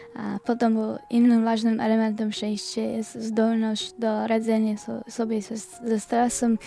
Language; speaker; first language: Polish; non-native, learner; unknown